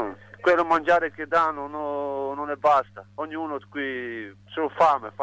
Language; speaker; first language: Italian; non-native, learner; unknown